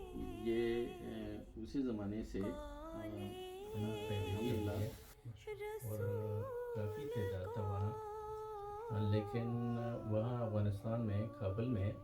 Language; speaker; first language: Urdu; non-native, learner; Pashto